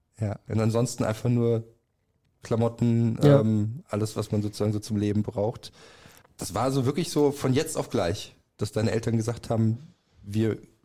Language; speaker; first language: German; native; German